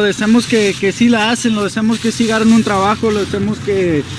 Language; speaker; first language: Spanish; native; Spanish